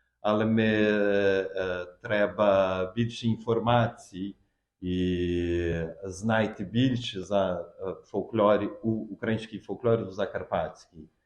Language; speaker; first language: Ukrainian; early bilingual, heritage; Portuguese